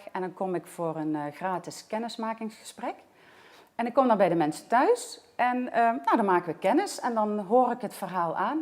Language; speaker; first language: Dutch; native; Dutch